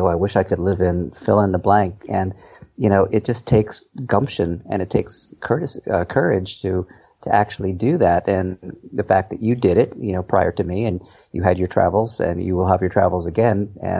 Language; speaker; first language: English; native; English